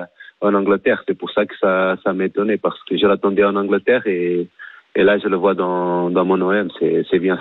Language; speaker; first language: French; non-native, fluent; Portuguese